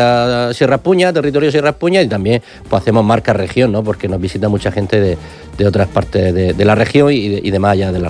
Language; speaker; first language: Spanish; native; Spanish